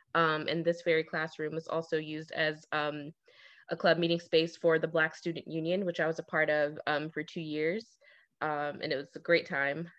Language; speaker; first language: English; native; English